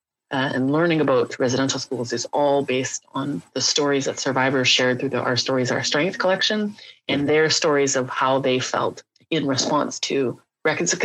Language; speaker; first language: English; native; English